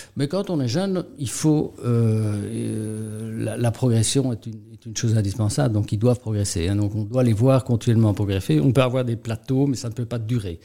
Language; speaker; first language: French; native; French